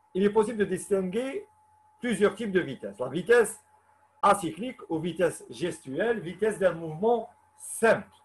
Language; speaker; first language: French; non-native, local second language; Arabic